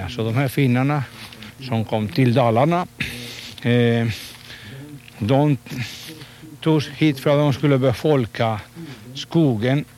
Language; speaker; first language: Swedish; non-native, fluent; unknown